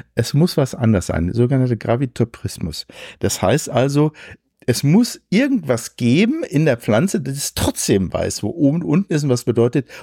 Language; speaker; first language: German; native; German